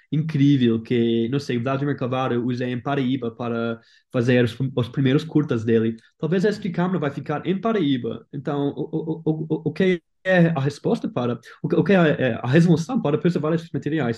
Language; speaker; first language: Portuguese; non-native, learner; English